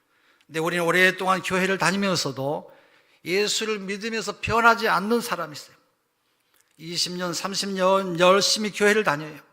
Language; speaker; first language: Korean; native; Korean